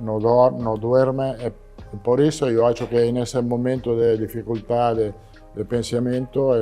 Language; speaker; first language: Portuguese; non-native, learner; Italian